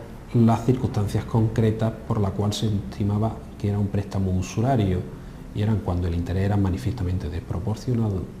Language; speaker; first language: Spanish; native; Spanish